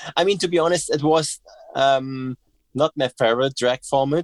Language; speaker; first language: English; non-native, fluent; German